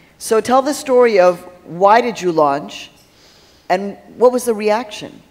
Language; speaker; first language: English; early bilingual, other home language; Spanish